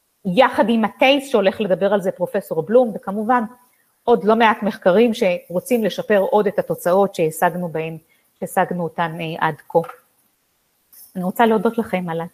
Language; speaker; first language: Hebrew; native; Hebrew